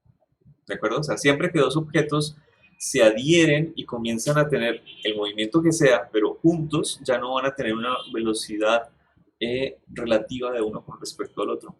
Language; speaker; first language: Spanish; native; Spanish